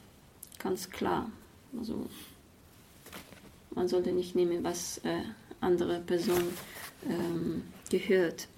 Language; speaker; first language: German; non-native, fluent; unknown